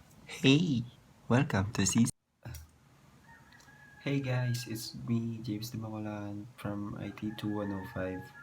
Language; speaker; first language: English; non-native, local second language; Filipino